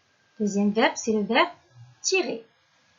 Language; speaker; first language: French; non-native, local second language; Arabic